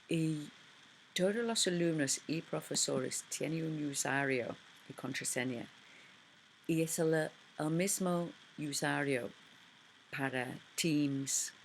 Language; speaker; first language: Spanish; non-native, learner; English